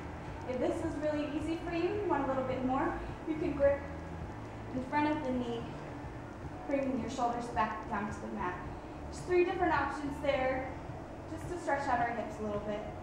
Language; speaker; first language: English; native; English